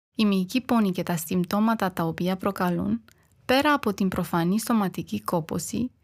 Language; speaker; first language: Greek; non-native, fluent; Romanian